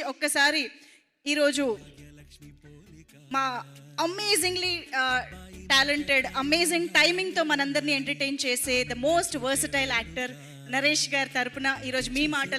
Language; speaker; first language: Telugu; native; Telugu